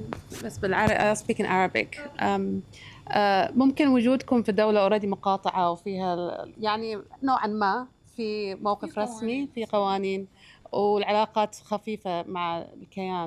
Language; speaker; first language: Arabic; native; Arabic